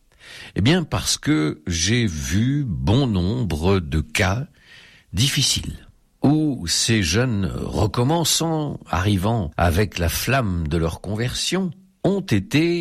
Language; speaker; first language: French; native; French